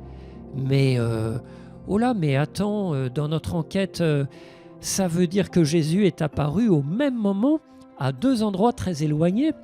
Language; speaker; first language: French; native; French